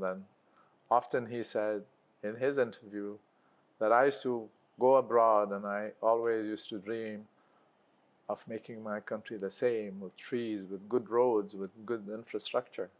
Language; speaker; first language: English; non-native, local second language; Arabic